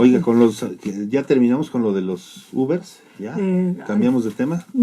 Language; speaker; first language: Spanish; native; Spanish